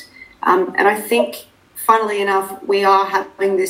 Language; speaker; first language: English; native; English